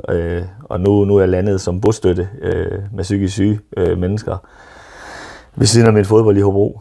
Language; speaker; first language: Danish; native; Danish